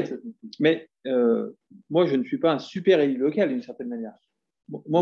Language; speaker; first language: French; native; French